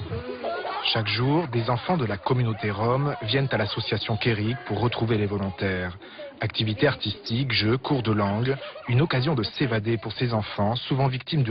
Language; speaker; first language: French; native; French